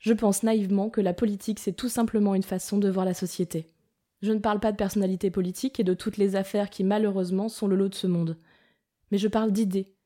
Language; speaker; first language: French; native; French